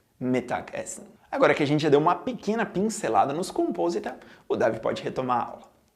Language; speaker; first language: Portuguese; native; Portuguese